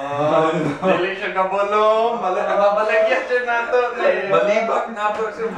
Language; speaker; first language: Cebuano; non-native, fluent; English